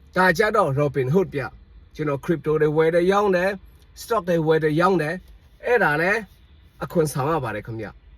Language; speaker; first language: Burmese; non-native, local second language; Shan